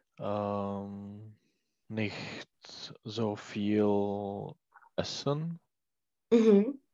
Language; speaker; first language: German; non-native, learner; Czech